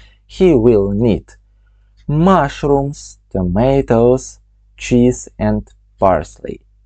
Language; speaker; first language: English; non-native, fluent; Ukrainian